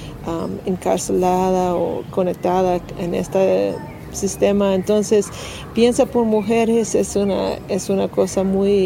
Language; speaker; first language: Spanish; non-native, learner; English